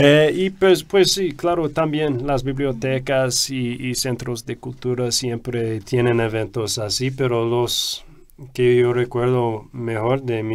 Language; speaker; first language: Spanish; non-native, fluent; English